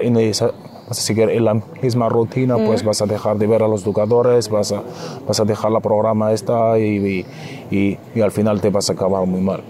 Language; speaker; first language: Spanish; non-native, fluent; Arabic